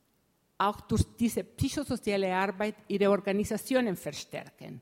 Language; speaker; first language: German; non-native, fluent; Spanish